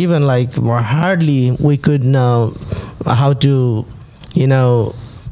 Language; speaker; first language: English; non-native, local second language; Nepali